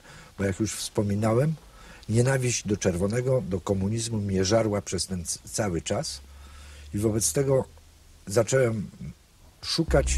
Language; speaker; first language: Polish; native; Polish